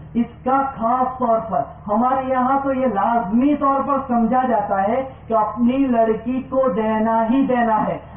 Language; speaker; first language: Urdu; non-native, local second language; Gujarati